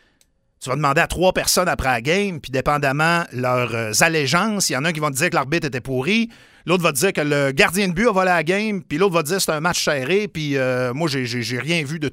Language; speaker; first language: French; native; French